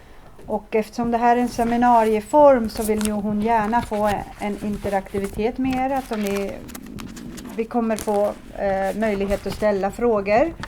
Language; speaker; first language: Swedish; early bilingual, other home language; Assyrian Neo-Aramaic